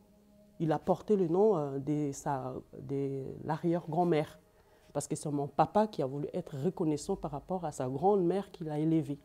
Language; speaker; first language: French; non-native, local second language; Lingala